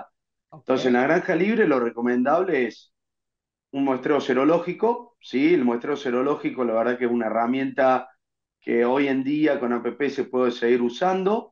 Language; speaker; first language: Spanish; native; Spanish